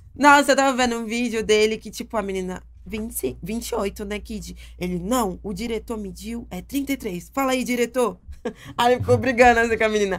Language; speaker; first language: Portuguese; native; Portuguese